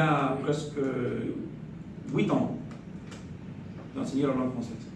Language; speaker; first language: French; non-native, fluent; Spanish